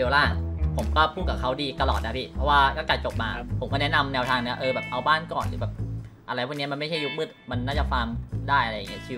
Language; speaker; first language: Thai; native; Thai